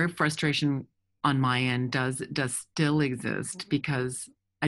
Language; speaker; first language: English; early bilingual, other home language; French